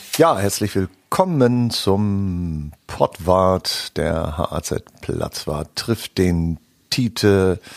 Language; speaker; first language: German; native; German